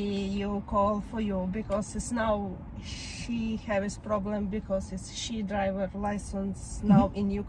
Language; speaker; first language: English; non-native, learner; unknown